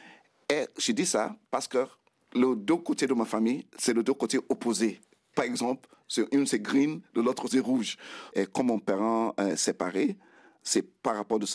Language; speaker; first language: French; non-native, fluent; Krio